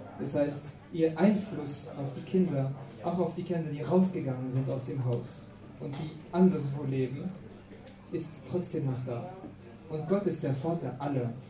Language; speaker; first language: German; non-native, fluent; French